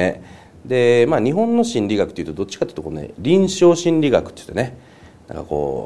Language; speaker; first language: Japanese; native; Japanese